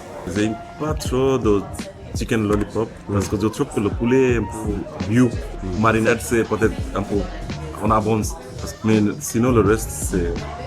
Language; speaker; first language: French; non-native, learner; Bangla